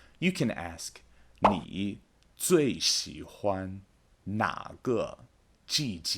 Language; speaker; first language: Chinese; non-native, fluent; English